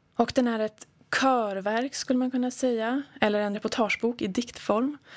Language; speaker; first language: Swedish; native; Swedish